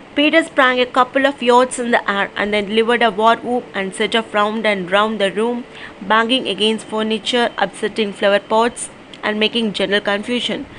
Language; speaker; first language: English; non-native, local second language; Tamil